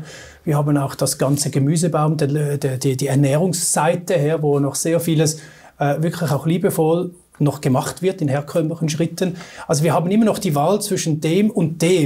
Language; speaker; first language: German; native; German